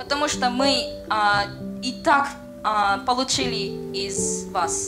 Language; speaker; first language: Russian; non-native, learner; Korean